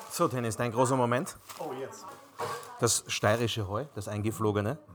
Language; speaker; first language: German; native; German